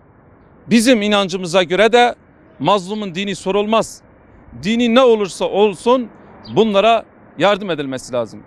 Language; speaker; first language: Turkish; non-native, local second language; Kurdish